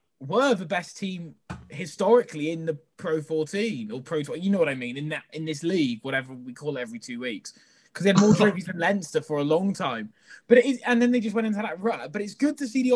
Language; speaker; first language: English; native; English